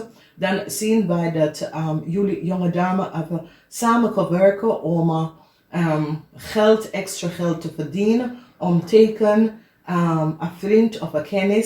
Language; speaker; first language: Dutch; non-native, fluent; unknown